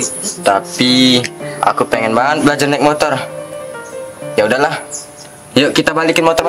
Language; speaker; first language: Indonesian; native; Indonesian